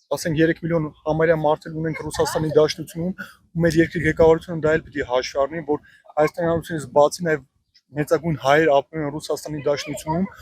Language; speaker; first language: Armenian; native; Armenian